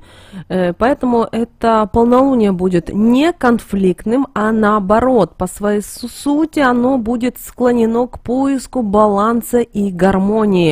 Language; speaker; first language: Russian; native; Russian